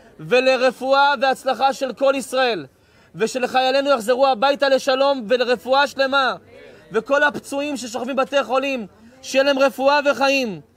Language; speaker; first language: Hebrew; native; Hebrew